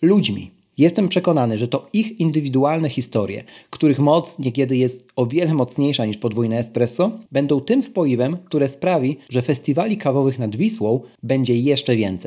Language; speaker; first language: Polish; native; Polish